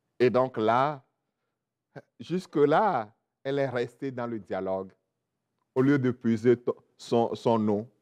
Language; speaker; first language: French; non-native, local second language; Ewe